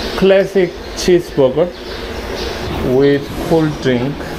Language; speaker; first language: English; non-native, learner; Korean